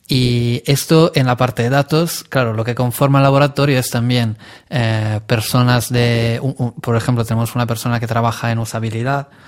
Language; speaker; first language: Spanish; non-native, fluent; Italian